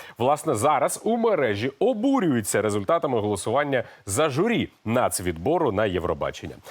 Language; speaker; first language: Ukrainian; native; Ukrainian